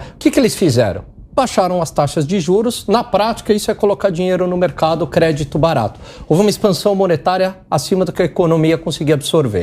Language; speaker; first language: Portuguese; native; Portuguese